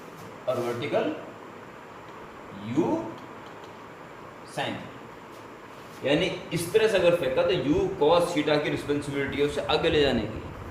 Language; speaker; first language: Hindi; native; Hindi